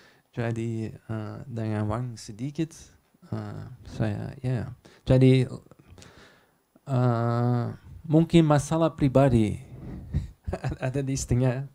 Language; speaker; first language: Indonesian; non-native, learner; Dutch